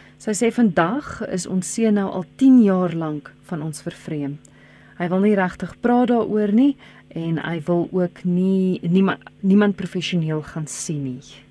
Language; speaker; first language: Afrikaans; native; Afrikaans